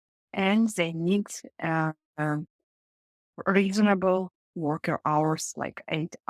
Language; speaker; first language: English; non-native, learner; Russian